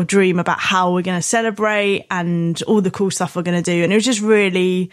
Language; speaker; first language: English; native; English